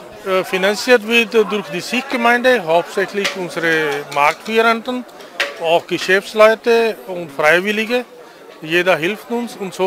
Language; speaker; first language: German; non-native, fluent; Punjabi